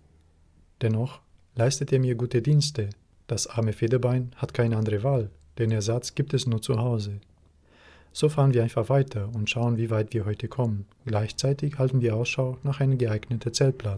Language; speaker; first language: German; native; German